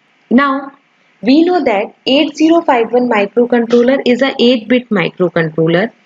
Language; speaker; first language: English; non-native, local second language; Hindi